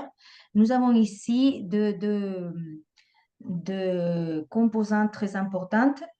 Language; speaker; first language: French; non-native, fluent; Spanish